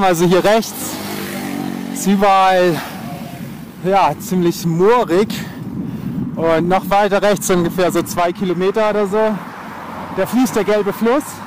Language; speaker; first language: German; native; German